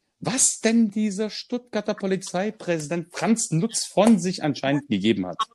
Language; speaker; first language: German; early bilingual, other home language; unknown